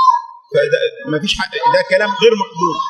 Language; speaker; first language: Arabic; native; Arabic